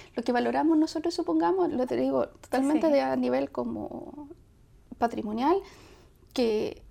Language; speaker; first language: Spanish; native; Spanish